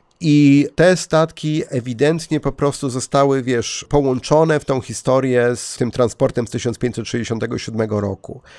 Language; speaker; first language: Polish; native; Polish